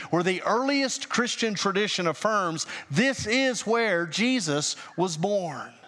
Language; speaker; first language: English; native; English